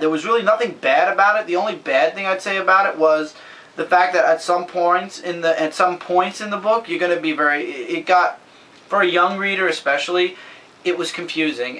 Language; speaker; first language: English; native; English